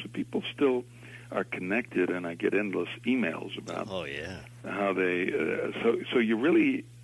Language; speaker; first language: English; native; English